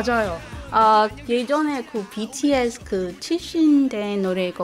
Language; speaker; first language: Korean; non-native, fluent; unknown